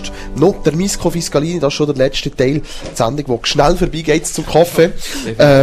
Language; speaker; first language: German; native; German